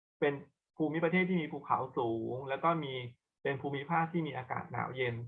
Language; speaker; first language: Thai; native; Thai